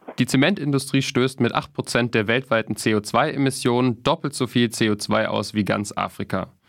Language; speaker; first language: German; native; German